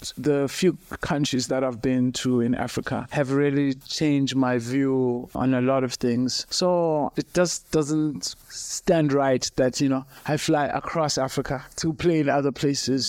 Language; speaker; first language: English; non-native, local second language; Xhosa